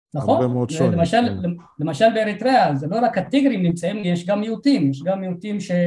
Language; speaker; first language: Hebrew; non-native, fluent; Tigrinya